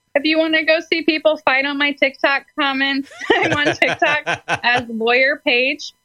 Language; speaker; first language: English; native; English